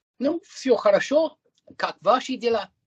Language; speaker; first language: Russian; non-native, learner; English